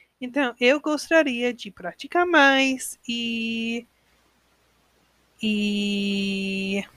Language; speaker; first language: Portuguese; non-native, learner; English